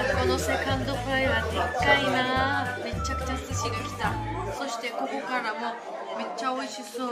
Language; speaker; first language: Japanese; non-native, learner; Georgian